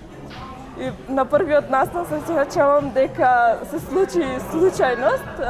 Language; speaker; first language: Macedonian; non-native, local second language; Albanian